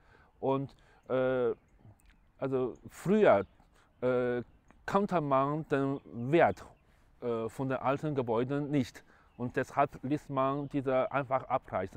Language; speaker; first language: German; non-native, fluent; Chinese